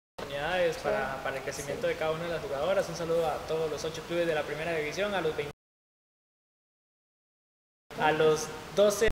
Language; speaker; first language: Spanish; native; Spanish